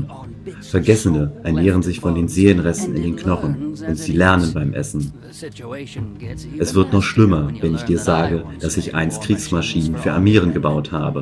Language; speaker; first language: German; native; German